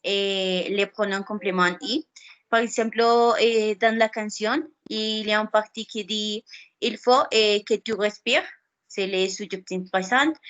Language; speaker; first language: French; non-native, learner; Spanish